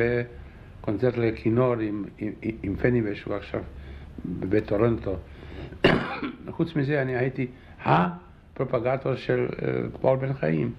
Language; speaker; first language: Hebrew; non-native, fluent; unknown